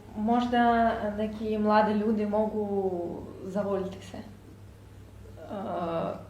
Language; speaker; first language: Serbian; non-native, learner; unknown